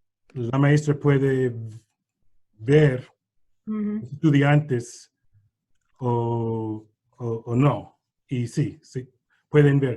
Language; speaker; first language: Spanish; non-native, learner; English